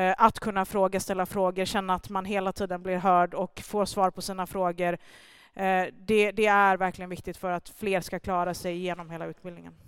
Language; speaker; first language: Swedish; early bilingual, other home language; Persian